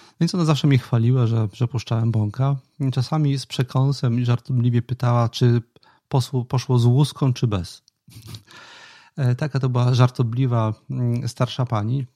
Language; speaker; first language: Polish; native; Polish